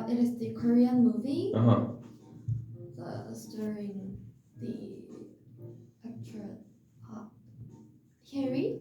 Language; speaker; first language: English; non-native, learner; Korean